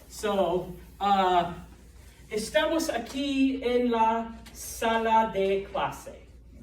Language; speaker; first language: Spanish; early bilingual, heritage; Spanish